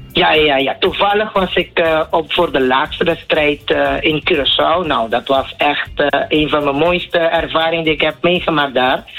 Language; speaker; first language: Dutch; non-native, local second language; Papiamento